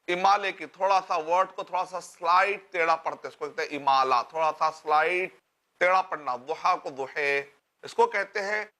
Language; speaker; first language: Urdu; native; Urdu